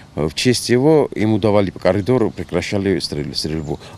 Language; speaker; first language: Russian; non-native, local second language; Georgian